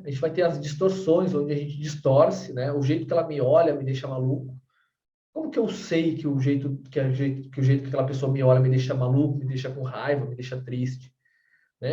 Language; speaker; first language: Portuguese; native; Portuguese